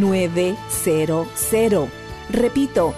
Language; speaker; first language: Spanish; native; Spanish